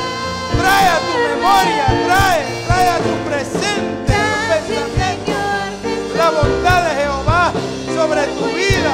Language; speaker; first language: Spanish; native; Spanish